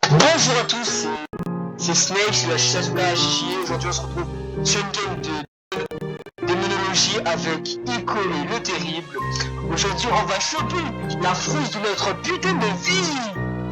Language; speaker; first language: French; native; French